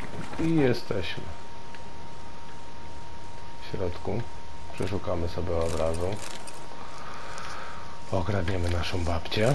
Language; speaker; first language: Polish; native; Polish